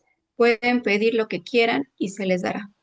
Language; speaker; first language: Spanish; native; Spanish